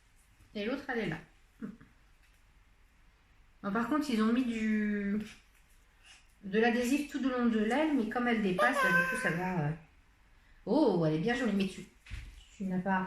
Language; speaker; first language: French; native; French